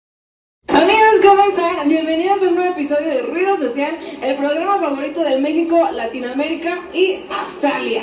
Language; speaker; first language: Spanish; native; Spanish